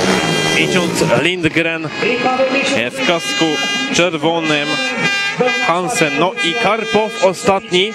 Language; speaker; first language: Polish; native; Polish